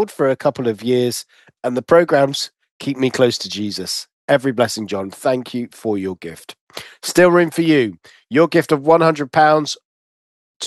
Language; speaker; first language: English; native; English